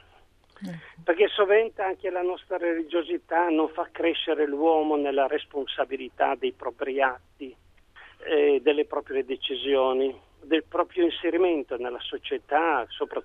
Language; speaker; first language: Italian; native; Italian